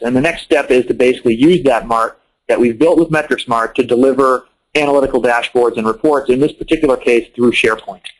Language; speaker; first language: English; native; English